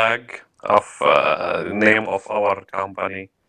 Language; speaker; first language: English; non-native, learner; Arabic